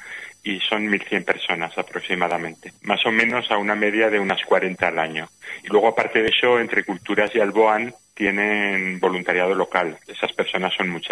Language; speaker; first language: Spanish; native; Spanish